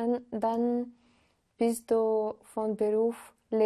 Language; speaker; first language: German; non-native, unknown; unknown